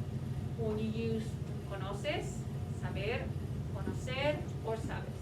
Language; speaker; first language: Spanish; non-native, fluent; English